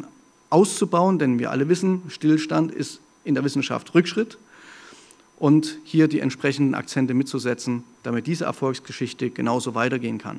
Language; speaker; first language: German; native; German